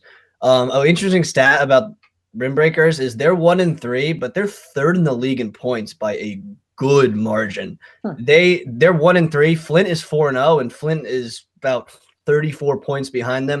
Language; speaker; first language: English; native; English